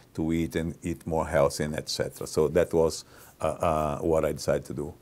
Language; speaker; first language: English; non-native, fluent; Portuguese